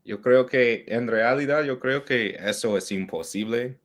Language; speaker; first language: Spanish; non-native, learner; English